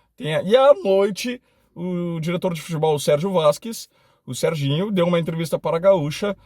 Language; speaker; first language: Portuguese; native; Portuguese